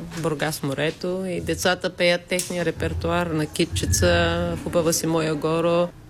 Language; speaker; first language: Bulgarian; native; Bulgarian